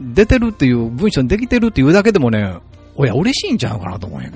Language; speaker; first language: Japanese; native; Japanese